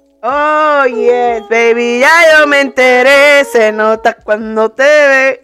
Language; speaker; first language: Spanish; early bilingual, heritage; Spanish